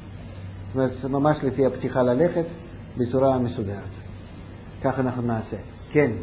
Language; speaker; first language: Hebrew; non-native, fluent; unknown